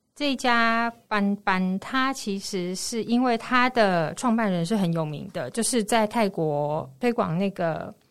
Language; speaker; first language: Chinese; native; Chinese